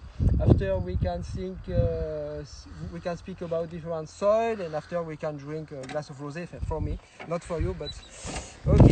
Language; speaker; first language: English; non-native, learner; French